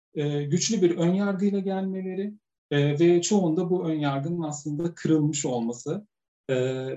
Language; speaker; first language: Turkish; native; Turkish